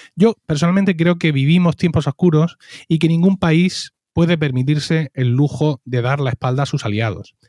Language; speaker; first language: Spanish; native; Spanish